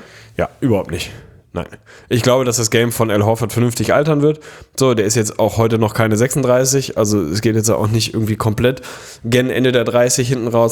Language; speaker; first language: German; native; German